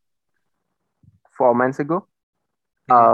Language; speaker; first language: English; non-native, local second language; Malay